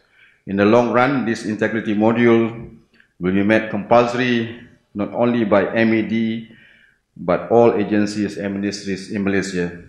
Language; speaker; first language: English; non-native, local second language; Malay